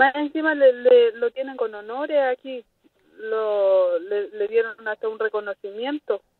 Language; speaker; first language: Spanish; native; Spanish